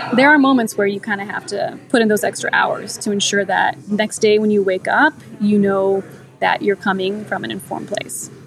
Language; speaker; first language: English; native; English